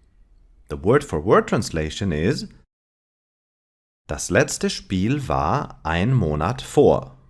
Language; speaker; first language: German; non-native, fluent; English